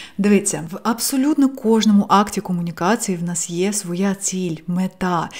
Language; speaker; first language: Ukrainian; non-native, local second language; Russian